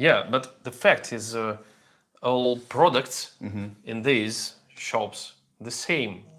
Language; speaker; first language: English; non-native, learner; Russian